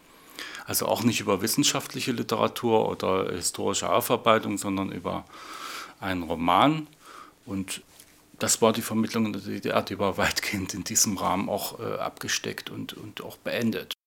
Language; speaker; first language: German; native; German